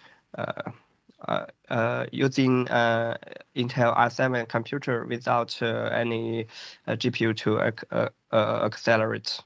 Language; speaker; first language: English; non-native, fluent; Chinese